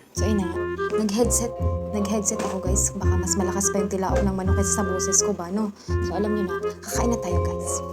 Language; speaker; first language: Filipino; non-native, local second language; Cebuano